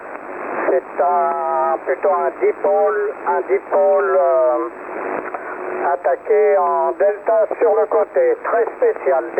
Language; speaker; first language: French; native; French